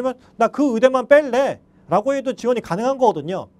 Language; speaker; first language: Korean; native; Korean